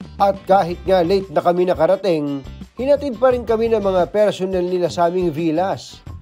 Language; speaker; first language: Filipino; native; Filipino